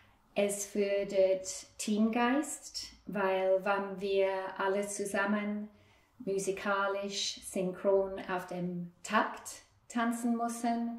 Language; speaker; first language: German; non-native, fluent; English